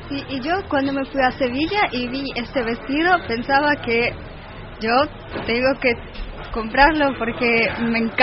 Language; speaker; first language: Spanish; non-native, learner; Russian